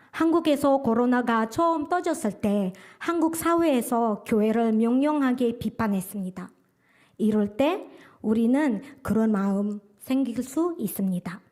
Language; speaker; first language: Korean; non-native, fluent; Indonesian